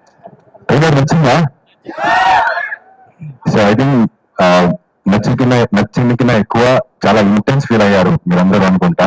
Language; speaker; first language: Telugu; non-native, fluent; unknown